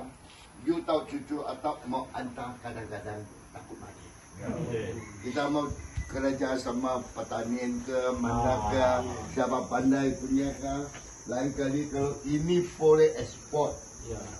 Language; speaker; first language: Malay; non-native, local second language; Chinese